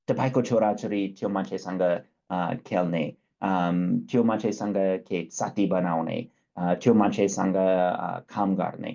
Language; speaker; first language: Nepali; non-native, fluent; English